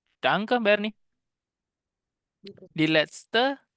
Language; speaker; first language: German; non-native, fluent; Indonesian